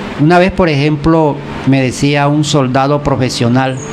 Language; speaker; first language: Spanish; native; Spanish